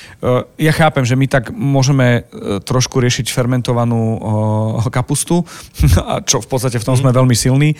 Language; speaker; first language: Slovak; native; Slovak